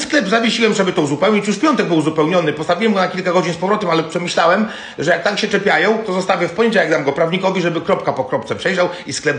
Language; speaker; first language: Polish; native; Polish